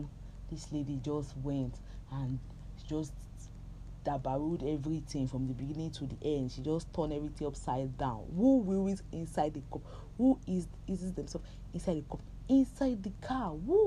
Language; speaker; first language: English; non-native, local second language; Yoruba